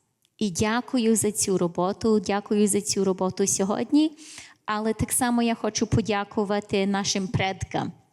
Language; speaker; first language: Ukrainian; early bilingual, heritage; English